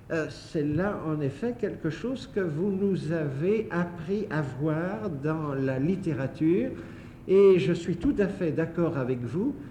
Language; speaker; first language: French; native; French